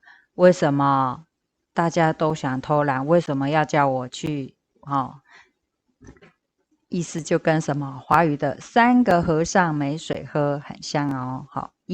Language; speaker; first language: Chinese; native; Chinese